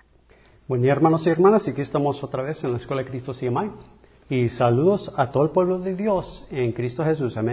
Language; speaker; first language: Spanish; early bilingual, heritage; English